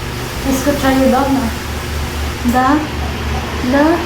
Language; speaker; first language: Russian; non-native, learner; Filipino